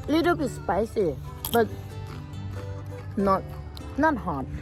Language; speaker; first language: English; non-native, learner; Thai